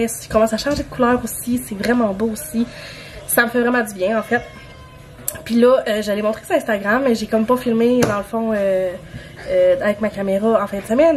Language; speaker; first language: French; native; French